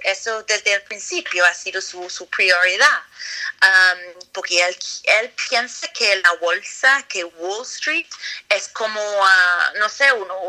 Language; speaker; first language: Spanish; non-native, fluent; English